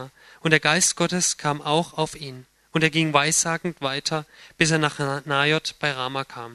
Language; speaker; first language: German; native; German